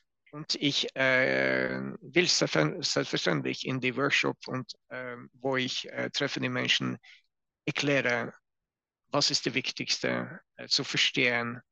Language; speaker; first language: German; non-native, learner; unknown